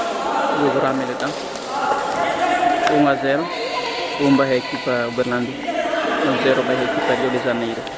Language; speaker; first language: Portuguese; non-native, local second language; Tetum